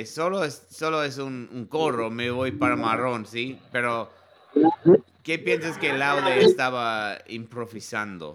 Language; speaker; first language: Spanish; non-native, learner; English